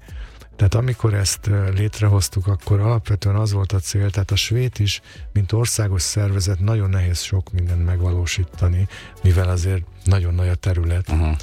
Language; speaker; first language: Hungarian; native; Hungarian